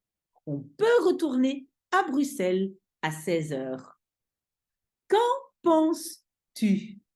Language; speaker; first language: French; non-native, fluent; Dutch